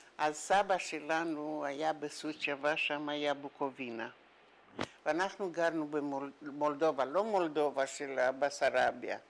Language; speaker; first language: Hebrew; non-native, fluent; Yiddish